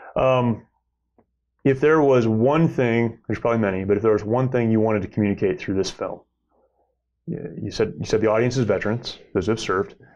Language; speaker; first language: English; native; English